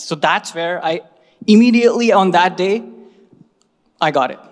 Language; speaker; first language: English; non-native, local second language; Hindi